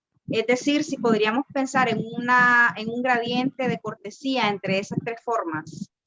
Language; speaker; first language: Spanish; native; Spanish